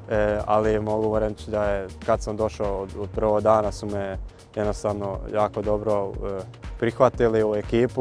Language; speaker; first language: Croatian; early bilingual, heritage; Croatian